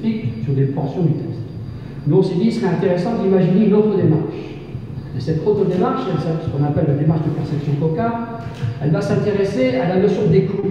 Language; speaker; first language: French; native; French